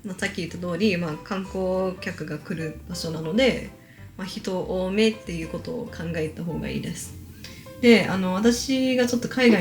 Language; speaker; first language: Japanese; early bilingual, heritage; Japanese